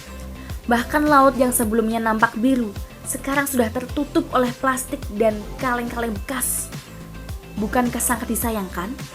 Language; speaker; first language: Indonesian; native; Indonesian